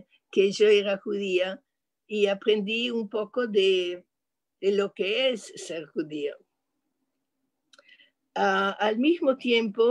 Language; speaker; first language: Spanish; non-native, fluent; French